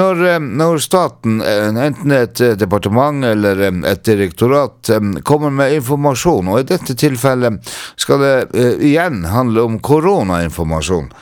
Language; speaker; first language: Norwegian; non-native, local second language; Northern Sami